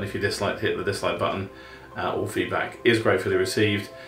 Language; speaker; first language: English; native; English